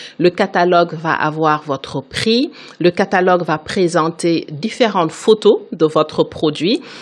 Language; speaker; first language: French; non-native, local second language; Wolof